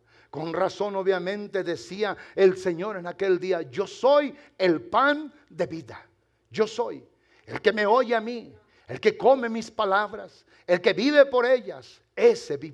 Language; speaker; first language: Spanish; native; Spanish